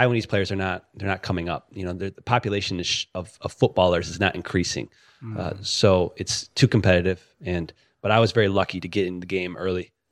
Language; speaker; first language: English; native; English